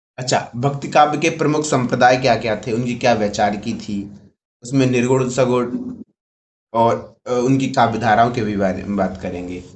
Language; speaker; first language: Hindi; native; Hindi